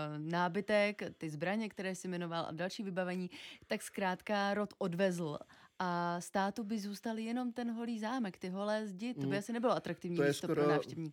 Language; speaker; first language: Czech; native; Czech